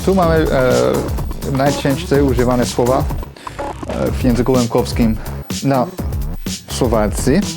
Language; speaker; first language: Polish; non-native, fluent; English